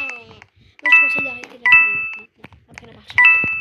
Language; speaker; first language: French; native; French